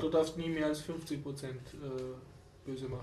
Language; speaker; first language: German; native; German